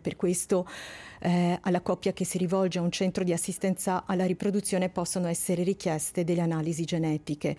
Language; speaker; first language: Italian; native; Italian